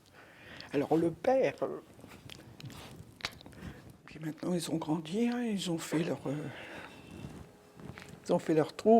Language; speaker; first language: French; native; French